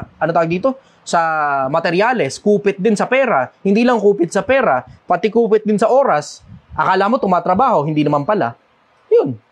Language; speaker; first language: Filipino; native; Filipino